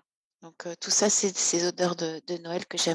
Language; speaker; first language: French; native; French